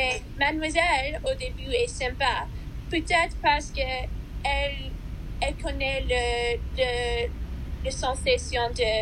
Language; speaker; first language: French; non-native, learner; English